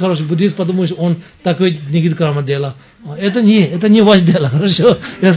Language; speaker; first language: Russian; non-native, learner; Tibetan